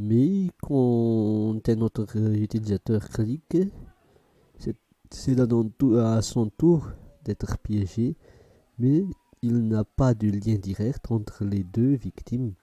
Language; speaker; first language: French; non-native, fluent; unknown